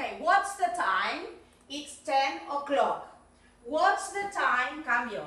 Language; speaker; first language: English; non-native, fluent; Spanish